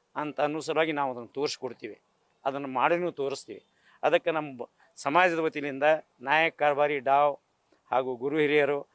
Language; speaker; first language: Kannada; non-native, local second language; Lambadi